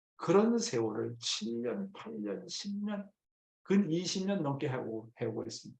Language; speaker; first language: Korean; native; Korean